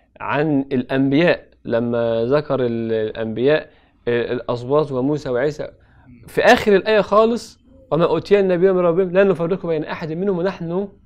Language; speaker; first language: Arabic; native; Arabic